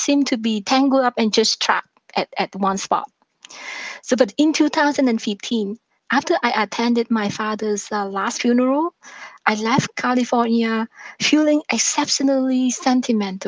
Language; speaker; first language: English; non-native, fluent; Vietnamese